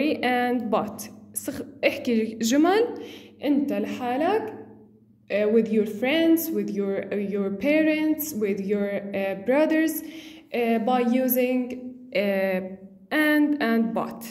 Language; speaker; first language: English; non-native, fluent; Arabic